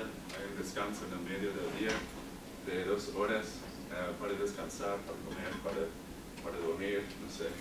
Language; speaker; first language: Spanish; non-native, learner; English